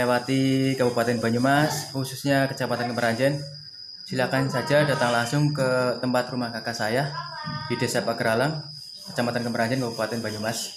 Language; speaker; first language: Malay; non-native, local second language; Javanese